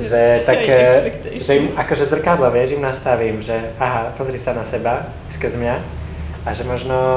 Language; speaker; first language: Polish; non-native, learner; Slovak